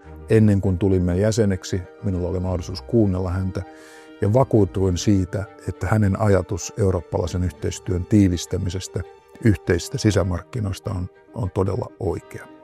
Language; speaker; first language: Finnish; native; Finnish